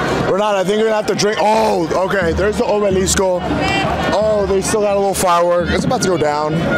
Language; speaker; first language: English; native; English